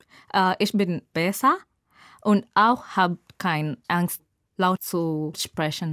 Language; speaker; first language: German; non-native, learner; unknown